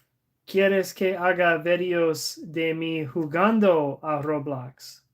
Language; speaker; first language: Spanish; non-native, learner; English